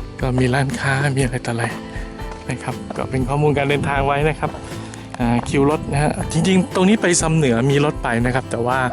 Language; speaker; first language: Thai; native; Thai